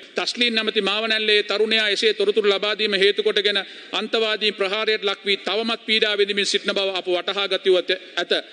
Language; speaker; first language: Sinhala; non-native, local second language; Tamil